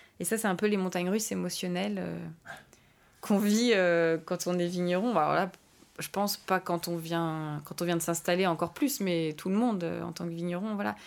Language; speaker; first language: French; native; French